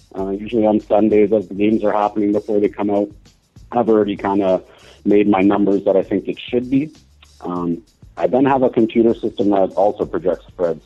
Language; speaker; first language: English; native; English